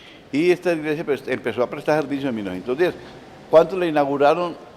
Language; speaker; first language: Spanish; native; Spanish